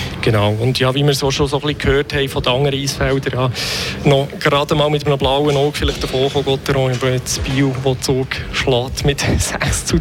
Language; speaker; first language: German; native; German